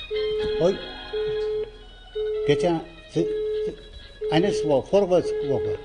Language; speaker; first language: German; non-native, learner; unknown